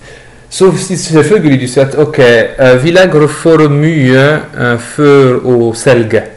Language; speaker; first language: Norwegian; non-native, fluent; French